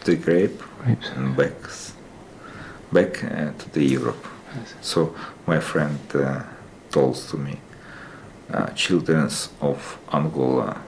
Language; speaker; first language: English; non-native, learner; Russian